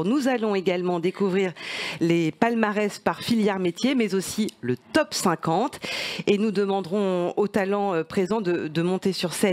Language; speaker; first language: French; native; French